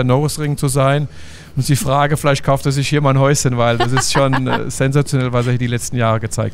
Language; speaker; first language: German; native; German